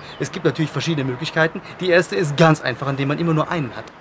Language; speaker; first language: German; native; German